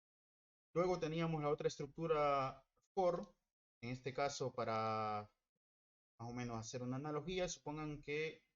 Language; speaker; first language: Spanish; native; Spanish